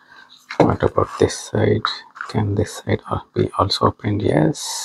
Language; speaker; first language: English; non-native, fluent; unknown